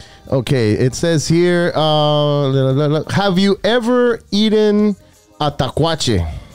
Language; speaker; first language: English; native; English